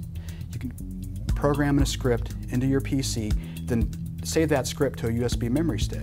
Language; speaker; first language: English; native; English